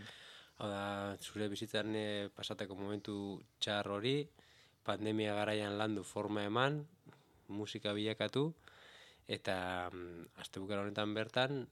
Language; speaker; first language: Basque; native; Basque